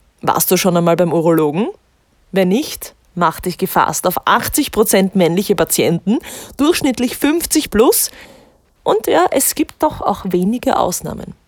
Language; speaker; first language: German; native; German